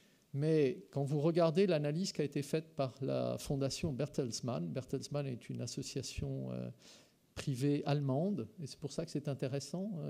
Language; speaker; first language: French; native; French